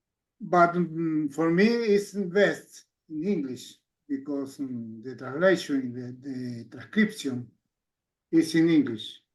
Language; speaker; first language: English; non-native, learner; Spanish